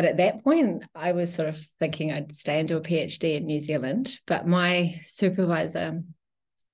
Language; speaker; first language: English; native; English